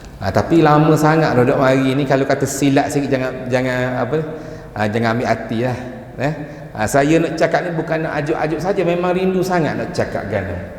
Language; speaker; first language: Malay; native; Malay